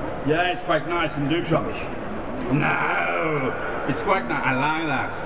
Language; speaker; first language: English; non-native, fluent; French